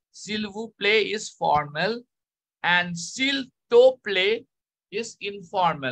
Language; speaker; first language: French; non-native, learner; Bangla